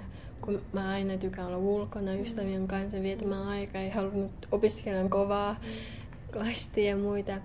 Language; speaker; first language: Finnish; non-native, learner; Chinese